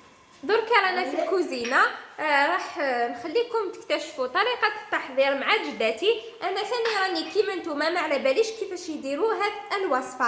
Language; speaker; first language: Arabic; non-native, local second language; Kabyle